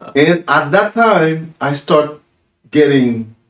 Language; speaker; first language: English; non-native, fluent; Haitian Creole